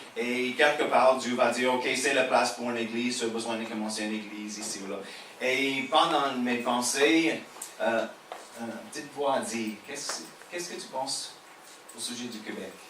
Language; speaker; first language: French; non-native, fluent; English